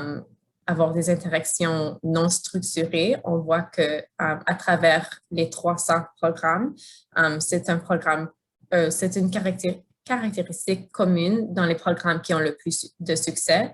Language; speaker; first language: French; non-native, fluent; English